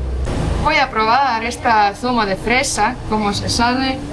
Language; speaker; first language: Spanish; non-native, fluent; Estonian